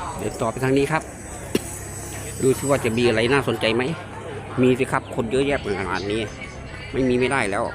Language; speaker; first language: Thai; native; Thai